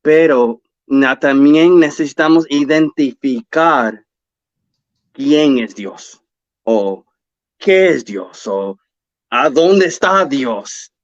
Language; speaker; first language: Spanish; early bilingual, heritage; English